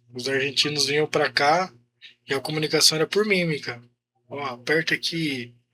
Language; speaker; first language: Portuguese; native; Portuguese